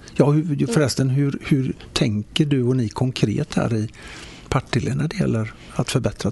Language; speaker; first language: Swedish; native; Swedish